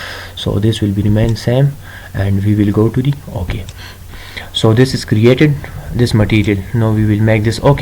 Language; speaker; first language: English; non-native, local second language; Urdu